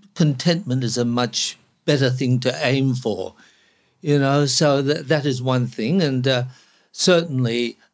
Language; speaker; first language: English; non-native, local second language; Cantonese